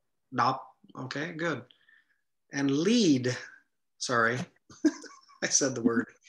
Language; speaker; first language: English; native; English